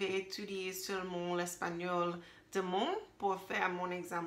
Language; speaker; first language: French; non-native, learner; English